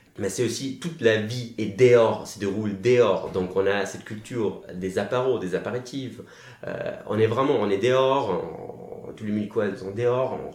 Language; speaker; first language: French; non-native, fluent; German